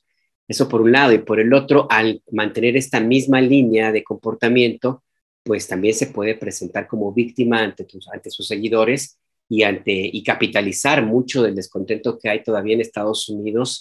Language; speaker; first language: Spanish; native; Spanish